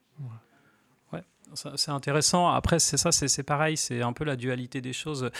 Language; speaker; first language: French; native; French